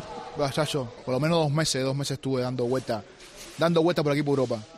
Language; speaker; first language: Spanish; native; Spanish